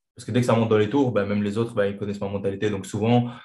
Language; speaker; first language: French; non-native, fluent; Chechen